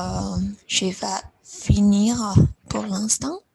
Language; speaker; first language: French; non-native, fluent; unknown